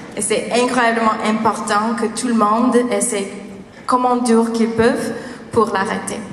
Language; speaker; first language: French; non-native, learner; English